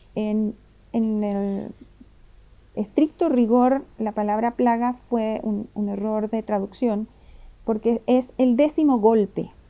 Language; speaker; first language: Spanish; native; Spanish